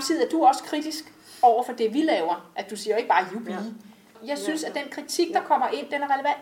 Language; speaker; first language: Danish; native; Danish